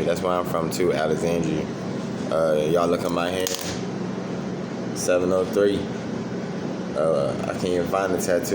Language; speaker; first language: English; native; English